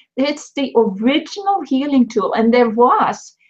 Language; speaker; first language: English; non-native, fluent; Swedish